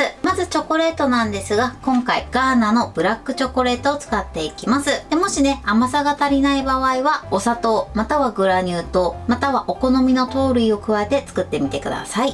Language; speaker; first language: Japanese; native; Japanese